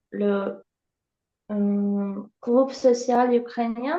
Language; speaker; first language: French; non-native, learner; Ukrainian